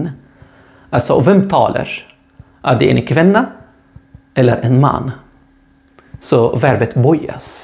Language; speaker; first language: Swedish; non-native, fluent; Arabic